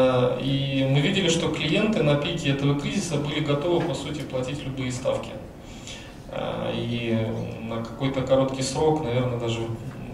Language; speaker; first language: Russian; native; Russian